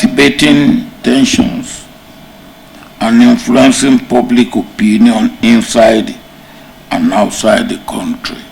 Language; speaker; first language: English; non-native, local second language; Yoruba